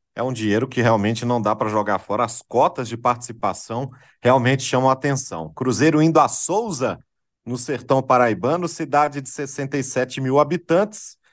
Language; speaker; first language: Portuguese; native; Portuguese